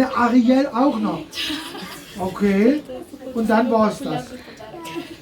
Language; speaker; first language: German; native; German